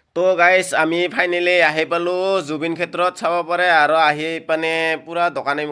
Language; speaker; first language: Assamese; native; Assamese